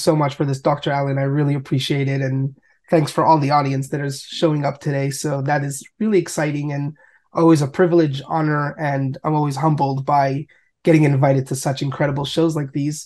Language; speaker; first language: English; native; English